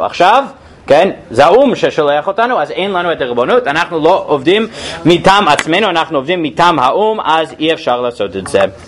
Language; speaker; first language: Hebrew; non-native, fluent; English